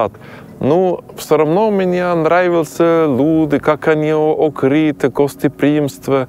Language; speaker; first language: Russian; non-native, learner; German